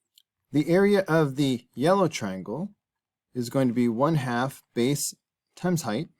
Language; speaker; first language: English; native; English